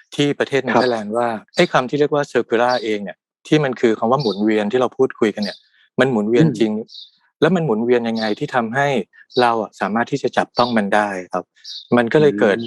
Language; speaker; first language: Thai; native; Thai